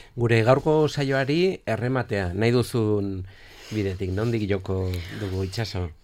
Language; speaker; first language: Basque; native; Basque